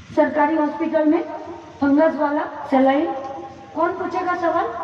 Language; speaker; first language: Hindi; non-native, local second language; Bangla